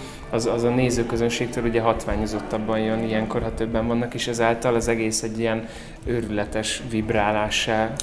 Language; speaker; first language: Hungarian; native; Hungarian